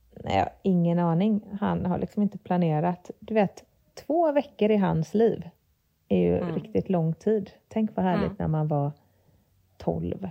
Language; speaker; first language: Swedish; native; Swedish